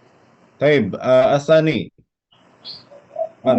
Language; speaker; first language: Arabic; non-native, fluent; Indonesian